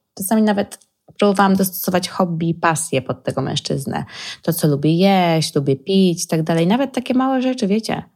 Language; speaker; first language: Polish; early bilingual, heritage; Polish